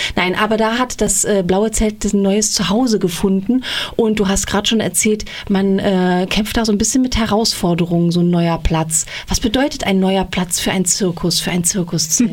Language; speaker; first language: German; native; German